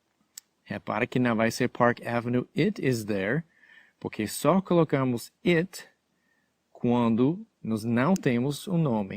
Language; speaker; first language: Portuguese; non-native, fluent; English